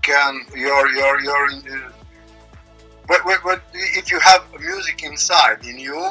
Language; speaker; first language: English; non-native, learner; Croatian